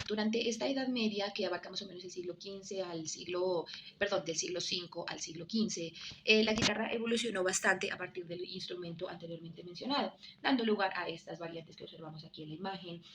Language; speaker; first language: Spanish; native; Spanish